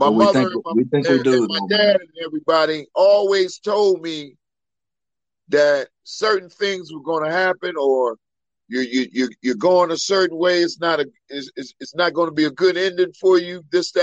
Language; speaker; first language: English; native; English